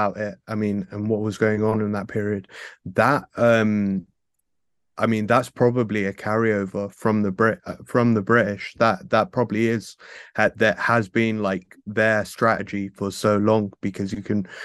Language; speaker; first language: English; native; English